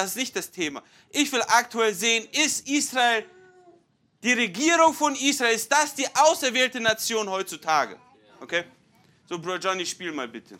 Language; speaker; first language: German; non-native, fluent; English